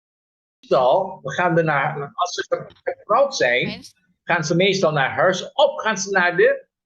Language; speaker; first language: Dutch; non-native, fluent; Indonesian